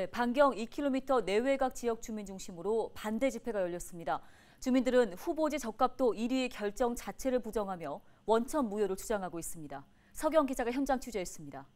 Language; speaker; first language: Korean; native; Korean